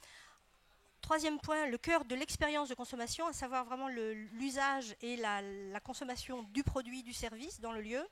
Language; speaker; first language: French; native; French